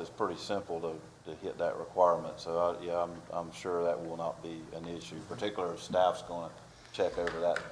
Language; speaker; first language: English; native; English